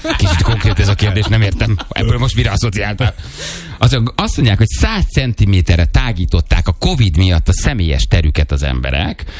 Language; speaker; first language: Hungarian; native; Hungarian